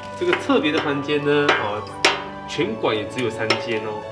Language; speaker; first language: Chinese; native; Chinese